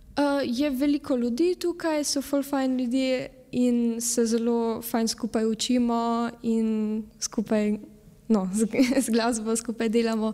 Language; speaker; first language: Slovenian; early bilingual, heritage; Slovenian